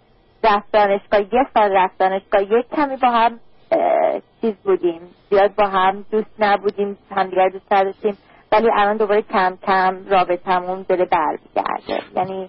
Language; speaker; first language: Persian; early bilingual, heritage; Persian